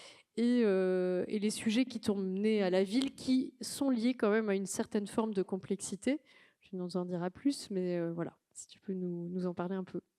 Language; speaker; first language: French; native; French